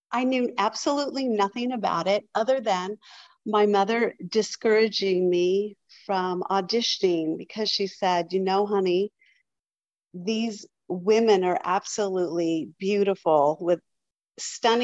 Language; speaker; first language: English; native; English